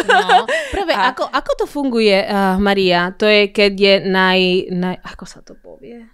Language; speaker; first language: Slovak; non-native, fluent; Spanish